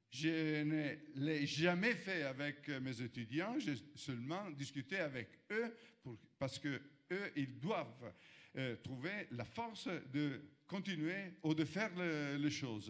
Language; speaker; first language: French; non-native, fluent; Italian